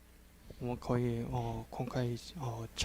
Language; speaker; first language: Chinese; non-native, learner; Korean